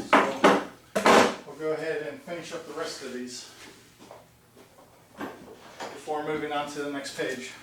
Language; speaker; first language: English; native; English